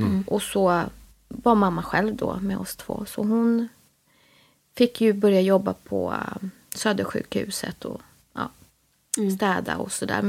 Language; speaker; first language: Swedish; early bilingual, other home language; Spanish